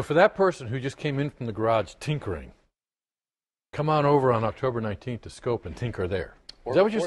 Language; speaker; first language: English; native; English